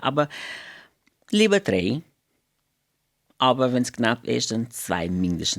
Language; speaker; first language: German; non-native, fluent; Portuguese